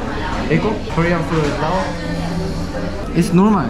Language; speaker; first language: English; non-native, learner; Korean